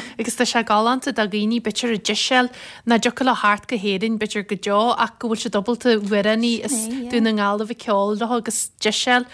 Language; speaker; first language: Irish; native; Irish